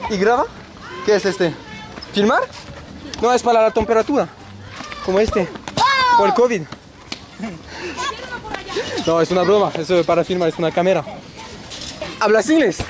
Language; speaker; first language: Spanish; non-native, learner; French